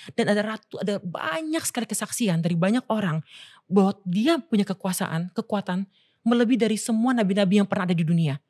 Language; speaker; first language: Indonesian; native; Indonesian